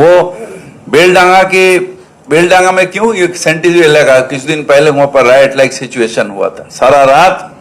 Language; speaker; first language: Hindi; non-native, local second language; Bangla